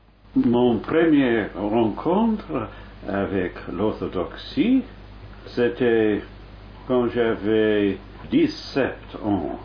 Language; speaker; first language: French; non-native, fluent; English